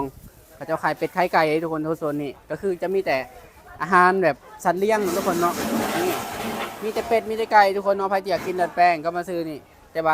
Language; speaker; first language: Thai; non-native, local second language; Northeastern Thai